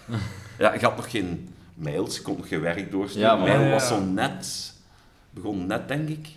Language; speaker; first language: Dutch; native; Dutch